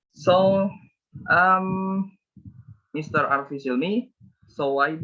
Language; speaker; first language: English; non-native, learner; Indonesian